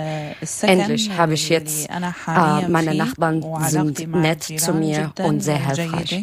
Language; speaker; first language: German; non-native, learner; Arabic